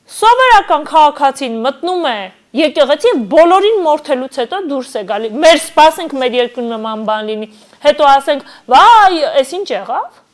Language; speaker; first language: Armenian; native; Armenian